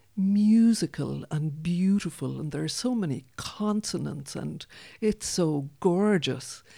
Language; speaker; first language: English; non-native, local second language; Irish